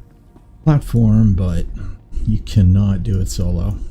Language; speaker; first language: English; native; English